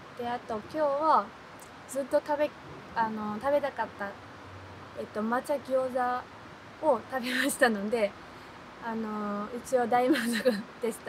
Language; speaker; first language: Japanese; non-native, fluent; Chinese